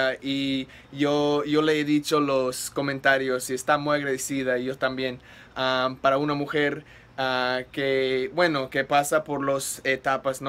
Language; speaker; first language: Spanish; non-native, fluent; English